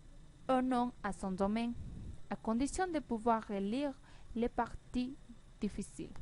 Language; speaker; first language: French; non-native, learner; Spanish